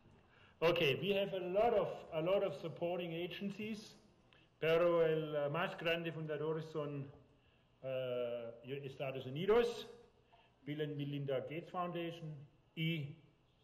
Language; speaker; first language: Spanish; non-native, learner; German